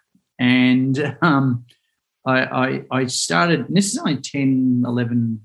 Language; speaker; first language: English; native; English